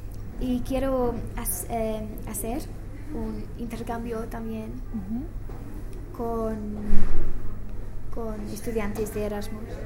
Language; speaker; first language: Spanish; non-native, learner; English